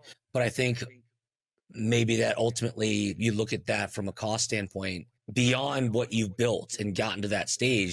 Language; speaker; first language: English; native; English